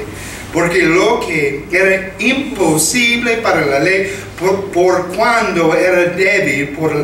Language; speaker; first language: Spanish; non-native, fluent; English